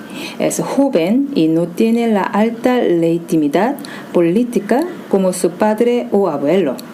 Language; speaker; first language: Spanish; non-native, fluent; Korean